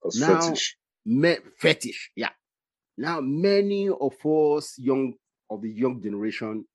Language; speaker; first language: English; non-native, local second language; Igbo